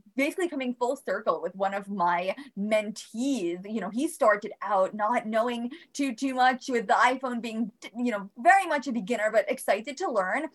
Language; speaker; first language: English; early bilingual, other home language; Bosnian